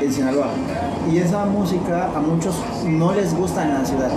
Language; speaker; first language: Spanish; native; Spanish